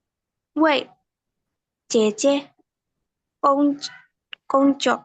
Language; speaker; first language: Chinese; non-native, learner; Burmese